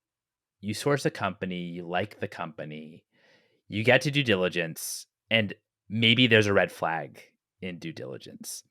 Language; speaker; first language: English; native; English